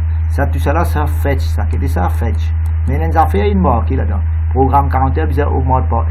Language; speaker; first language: French; non-native, local second language; Morisyen